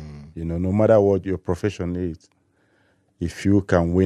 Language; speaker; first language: English; non-native, local second language; Igbo